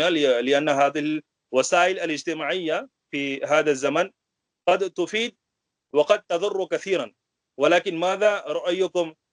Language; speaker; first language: Arabic; non-native, fluent; Urdu